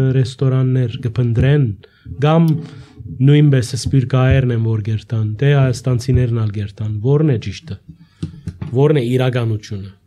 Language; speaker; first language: Armenian; early bilingual, heritage; Armenian